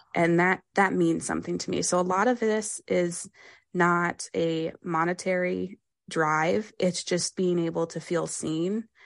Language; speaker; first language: English; native; English